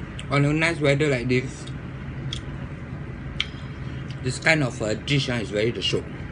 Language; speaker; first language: English; non-native, local second language; Malay